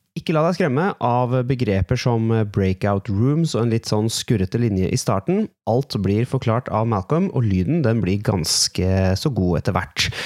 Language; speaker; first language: Norwegian; native; Norwegian